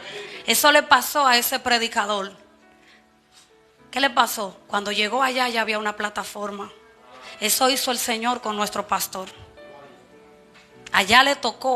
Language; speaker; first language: Spanish; native; Spanish